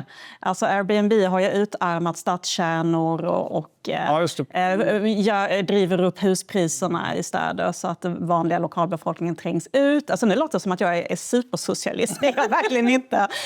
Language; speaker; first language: Swedish; native; Swedish